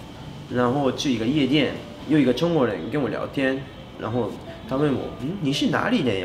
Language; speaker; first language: Chinese; non-native, fluent; Japanese